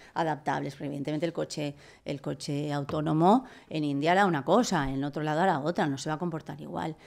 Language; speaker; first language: Spanish; non-native, local second language; Catalan